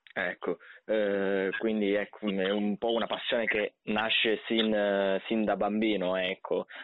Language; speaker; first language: Italian; native; Italian